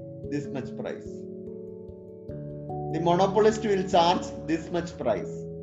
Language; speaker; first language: English; non-native, local second language; Malayalam